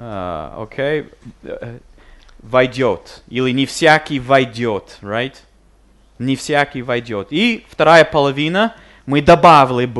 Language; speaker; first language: Russian; non-native, fluent; English